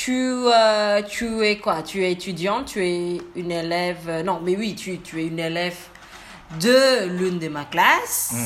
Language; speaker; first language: French; non-native, learner; Indonesian